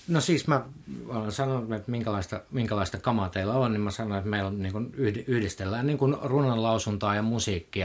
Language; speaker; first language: Finnish; native; Finnish